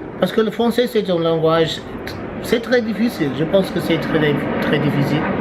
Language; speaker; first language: French; non-native, learner; English